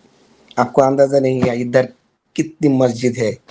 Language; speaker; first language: Hindi; non-native, learner; Bangla